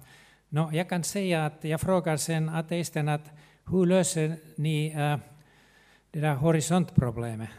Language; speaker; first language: Swedish; non-native, local second language; Finnish